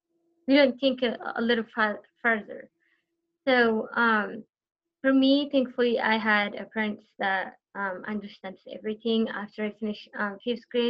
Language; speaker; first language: English; non-native, fluent; Tigrinya